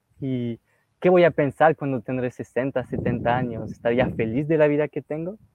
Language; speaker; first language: Spanish; non-native, fluent; French